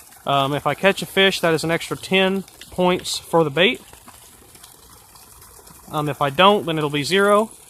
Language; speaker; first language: English; native; English